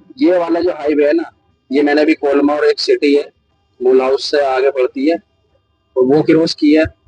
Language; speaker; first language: Hindi; native; Hindi